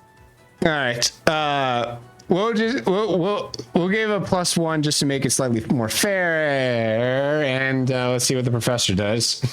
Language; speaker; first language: English; native; English